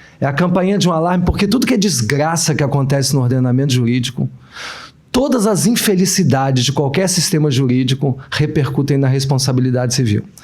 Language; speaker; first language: Portuguese; native; Portuguese